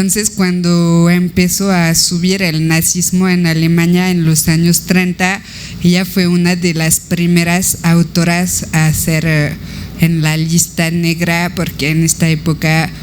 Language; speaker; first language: Spanish; non-native, fluent; French